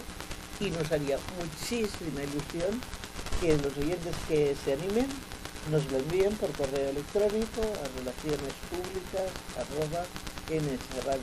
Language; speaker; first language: Spanish; non-native, local second language; Catalan